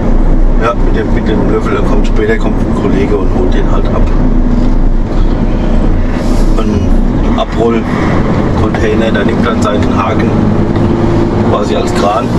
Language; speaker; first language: German; native; German